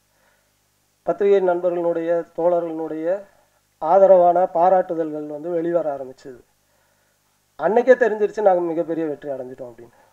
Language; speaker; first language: Tamil; native; Tamil